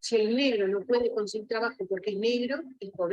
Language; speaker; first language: Spanish; early bilingual, heritage; Spanish